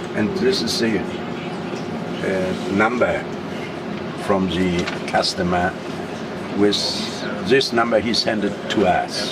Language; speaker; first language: English; non-native, learner; German